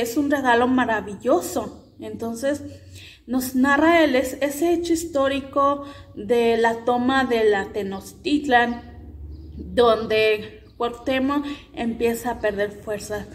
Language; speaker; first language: Spanish; native; Spanish